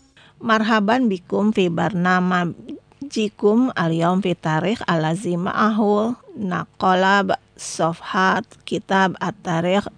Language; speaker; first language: Arabic; non-native, fluent; Indonesian